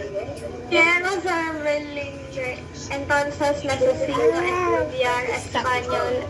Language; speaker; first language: Spanish; non-native, learner; Filipino